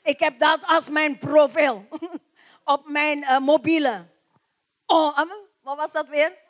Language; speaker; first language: Dutch; non-native, learner; Indonesian